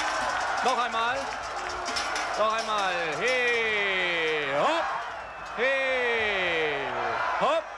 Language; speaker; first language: German; native; German